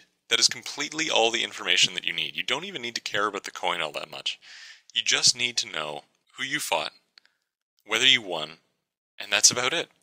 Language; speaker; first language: English; native; English